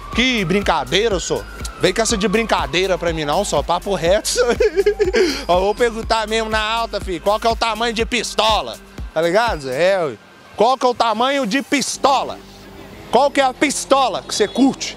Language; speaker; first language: Portuguese; native; Portuguese